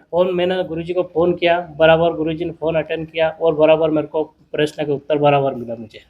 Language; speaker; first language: Hindi; non-native, local second language; Marathi